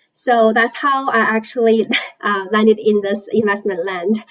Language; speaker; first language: English; non-native, fluent; Chinese